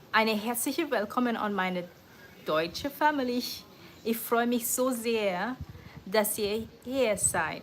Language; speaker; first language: German; non-native, learner; English